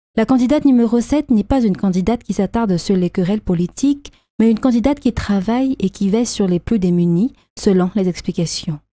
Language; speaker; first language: French; non-native, local second language; Malagasy